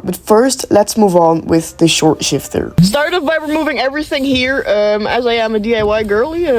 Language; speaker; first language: English; non-native, fluent; Dutch